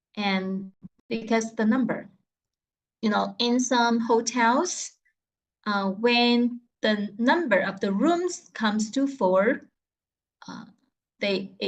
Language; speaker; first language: English; non-native, learner; Chinese